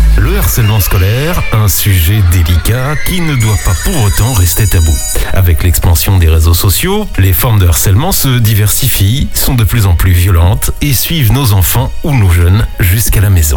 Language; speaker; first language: French; native; French